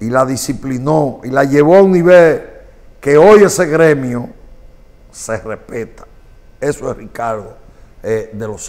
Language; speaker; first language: Spanish; native; Spanish